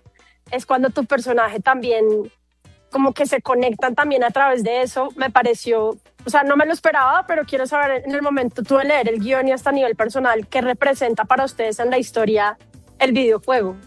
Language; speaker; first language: Spanish; native; Spanish